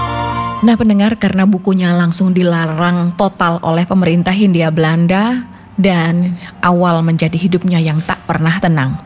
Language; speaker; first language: Indonesian; native; Indonesian